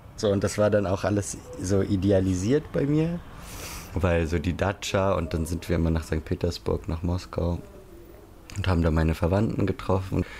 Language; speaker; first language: German; early bilingual, other home language; Russian